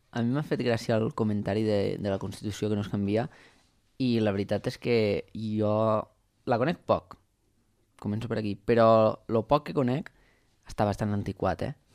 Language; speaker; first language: Catalan; native; Catalan